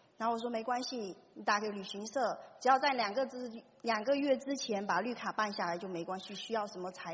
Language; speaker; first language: Chinese; native; Chinese